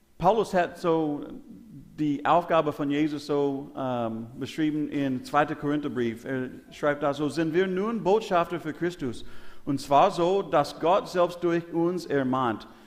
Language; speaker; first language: German; non-native, learner; English